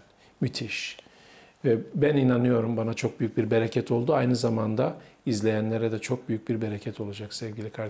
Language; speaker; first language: Turkish; native; Turkish